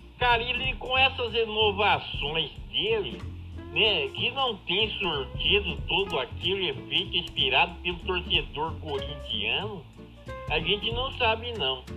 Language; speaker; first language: Portuguese; native; Portuguese